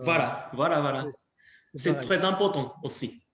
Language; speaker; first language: French; non-native, fluent; Japanese